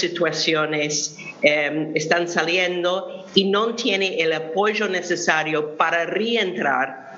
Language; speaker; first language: Spanish; non-native, fluent; English